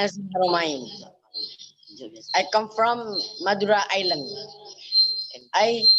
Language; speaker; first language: English; non-native, learner; Indonesian